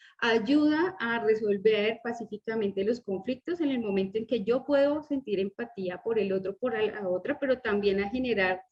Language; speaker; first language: Spanish; native; Spanish